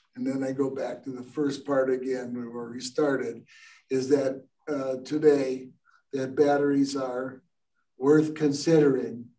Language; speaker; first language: English; native; English